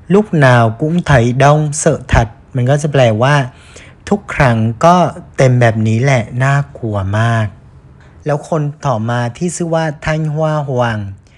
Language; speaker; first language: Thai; non-native, fluent; Vietnamese